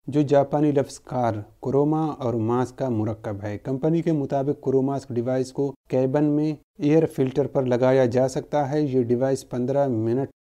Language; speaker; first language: Urdu; non-native, local second language; Baluchi